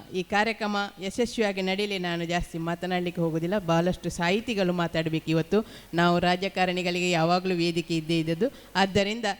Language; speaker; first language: Kannada; native; Kannada